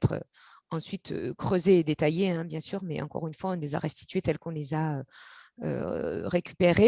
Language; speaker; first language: French; native; French